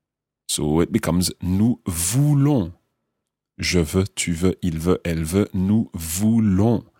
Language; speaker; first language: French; non-native, fluent; English